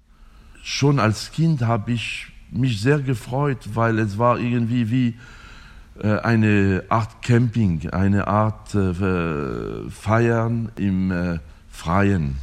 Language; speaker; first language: German; non-native, fluent; French